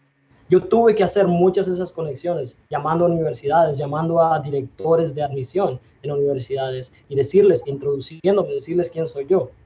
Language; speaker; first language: Spanish; early bilingual, other home language; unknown